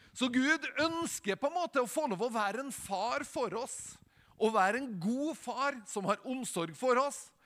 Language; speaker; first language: Norwegian; native; Norwegian